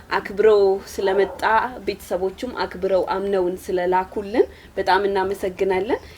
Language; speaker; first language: Amharic; non-native, local second language; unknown